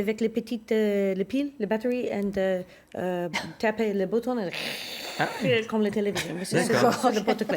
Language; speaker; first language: French; non-native, learner; English